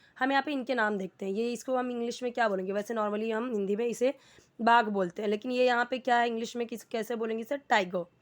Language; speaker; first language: Hindi; native; Hindi